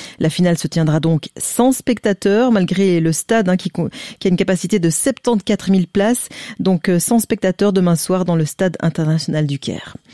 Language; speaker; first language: French; native; French